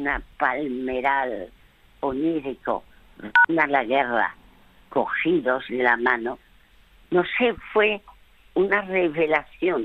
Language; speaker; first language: Spanish; early bilingual, other home language; French